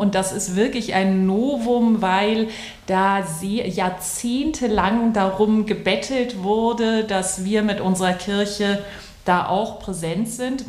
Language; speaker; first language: German; native; German